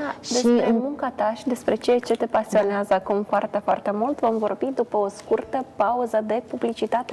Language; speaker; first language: Romanian; native; Romanian